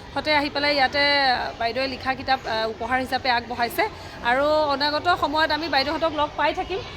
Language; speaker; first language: Assamese; native; Assamese